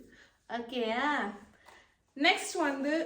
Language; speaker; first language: Tamil; non-native, local second language; Malayalam